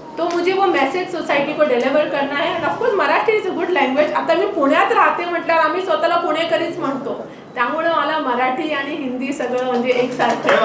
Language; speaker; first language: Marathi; non-native, local second language; Punjabi